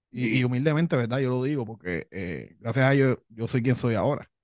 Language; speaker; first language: Spanish; native; Spanish